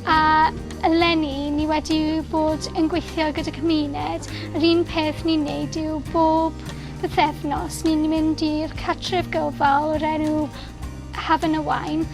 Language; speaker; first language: Welsh; non-native, local second language; English